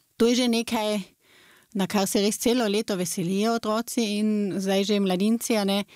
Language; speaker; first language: Slovenian; native; Slovenian